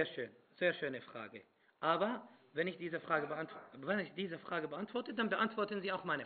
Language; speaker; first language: German; non-native, fluent; Arabic